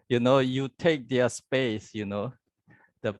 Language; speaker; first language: English; non-native, learner; Burmese